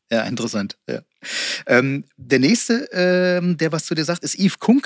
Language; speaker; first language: German; native; German